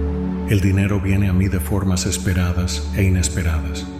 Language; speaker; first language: Spanish; native; Spanish